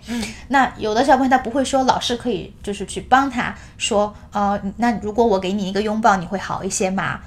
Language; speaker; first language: Chinese; native; Chinese